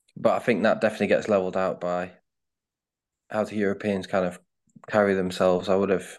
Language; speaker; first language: English; native; English